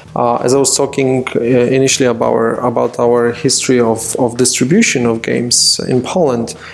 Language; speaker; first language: English; non-native, fluent; Polish